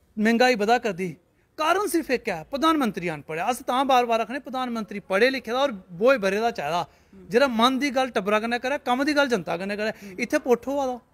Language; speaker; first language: Punjabi; non-native, local second language; Dogri